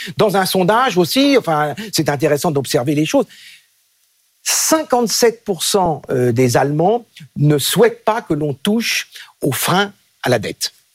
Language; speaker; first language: French; native; French